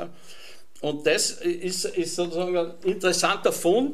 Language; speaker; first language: German; native; German